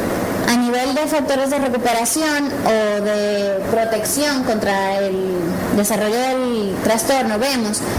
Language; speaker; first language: Spanish; native; Spanish